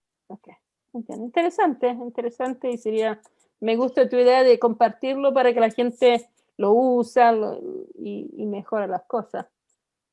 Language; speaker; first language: Spanish; non-native, fluent; Italian